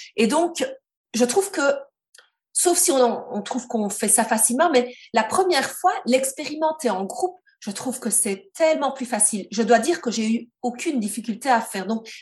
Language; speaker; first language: French; native; French